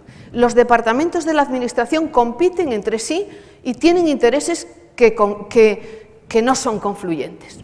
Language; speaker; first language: Spanish; native; Spanish